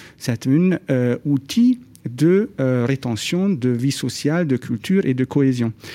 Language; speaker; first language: French; non-native, fluent; Hungarian